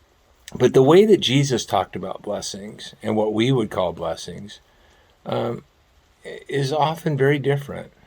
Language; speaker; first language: English; native; English